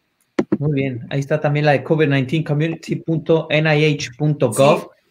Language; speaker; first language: Spanish; native; Spanish